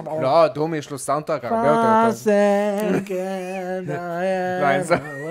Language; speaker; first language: Hebrew; native; Hebrew